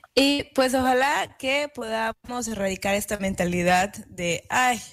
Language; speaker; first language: Spanish; native; Spanish